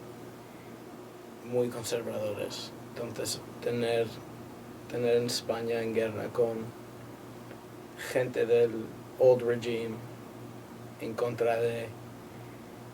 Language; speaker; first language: Spanish; native; Spanish